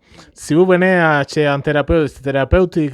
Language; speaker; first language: French; non-native, fluent; Spanish